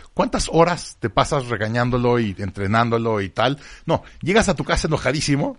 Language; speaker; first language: Spanish; native; Spanish